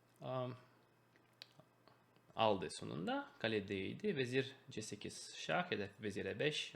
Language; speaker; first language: Turkish; non-native, fluent; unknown